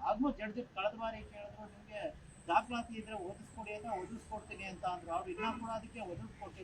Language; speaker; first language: Kannada; native; Kannada